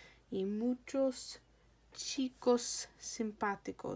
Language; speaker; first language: Spanish; non-native, fluent; English